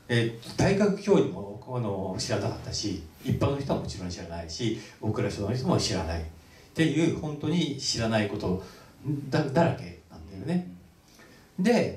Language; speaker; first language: Japanese; native; Japanese